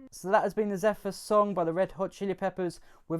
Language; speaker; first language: English; native; English